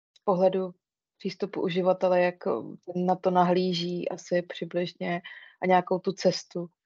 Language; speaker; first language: Czech; native; Czech